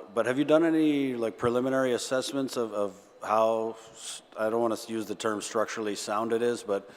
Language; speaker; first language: English; early bilingual, other home language; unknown